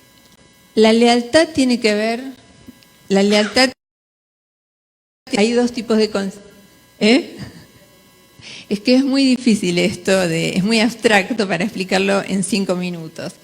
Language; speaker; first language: Spanish; native; Spanish